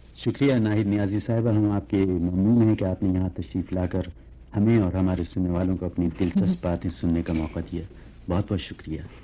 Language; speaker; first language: Urdu; native; Urdu